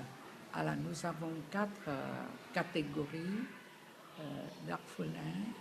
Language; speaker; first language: French; non-native, fluent; Vietnamese